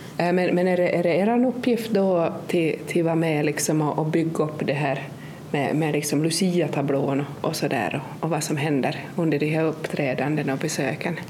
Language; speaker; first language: Swedish; native; Swedish